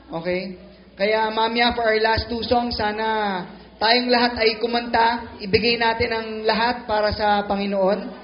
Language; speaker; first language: Filipino; native; Filipino